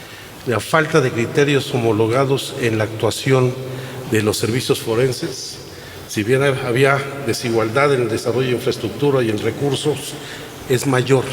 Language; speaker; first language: Spanish; native; Spanish